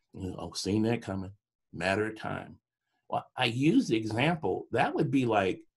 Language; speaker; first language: English; native; English